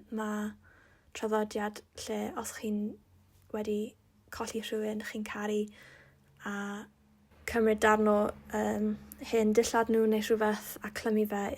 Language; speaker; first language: Welsh; non-native, local second language; English